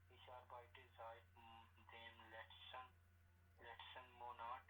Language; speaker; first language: German; non-native, learner; Urdu